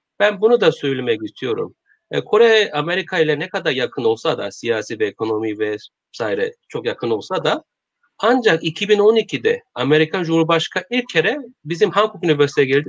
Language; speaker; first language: Turkish; non-native, learner; Korean